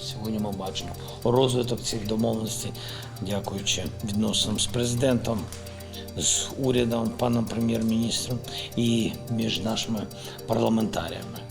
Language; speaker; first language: Ukrainian; non-native, local second language; Russian